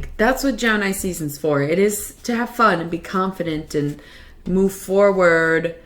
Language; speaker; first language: English; native; English